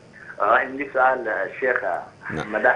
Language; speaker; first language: Arabic; non-native, local second language; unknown